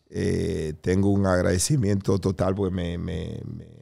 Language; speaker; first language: Spanish; native; Spanish